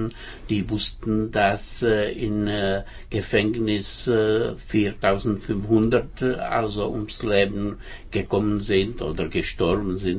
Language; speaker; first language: German; non-native, fluent; Czech